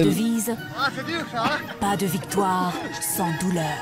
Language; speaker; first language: French; native; French